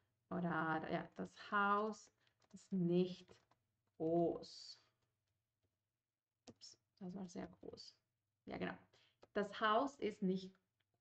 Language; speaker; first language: German; non-native, fluent; Spanish